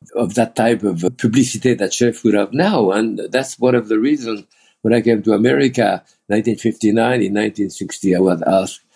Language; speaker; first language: English; non-native, fluent; French